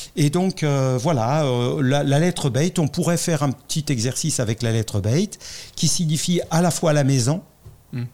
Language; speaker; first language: French; native; French